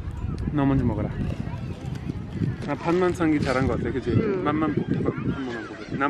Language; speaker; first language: Korean; early bilingual, other home language; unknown